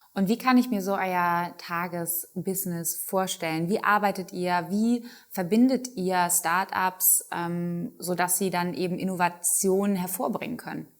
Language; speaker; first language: German; native; German